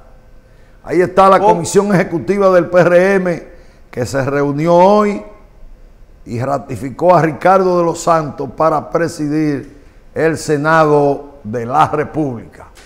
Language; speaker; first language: Spanish; native; Spanish